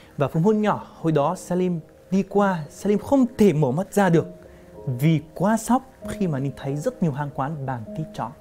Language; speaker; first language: Vietnamese; non-native, fluent; Arabic